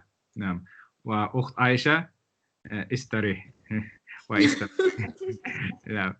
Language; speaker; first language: Arabic; non-native, fluent; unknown